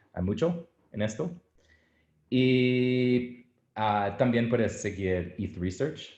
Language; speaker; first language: Spanish; non-native, learner; English